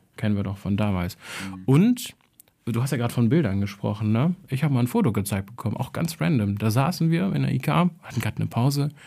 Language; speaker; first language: German; early bilingual, other home language; Albanian